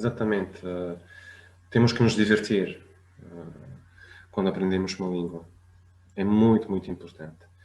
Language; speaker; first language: Portuguese; non-native, fluent; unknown